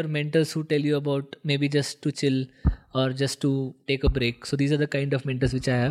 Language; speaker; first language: English; non-native, local second language; Marathi